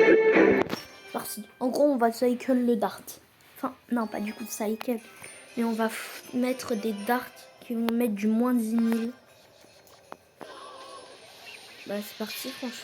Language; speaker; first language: French; native; French